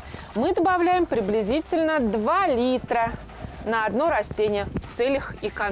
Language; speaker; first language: Russian; native; Russian